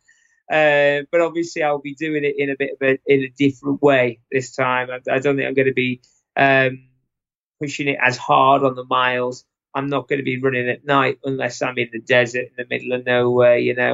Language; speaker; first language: English; native; English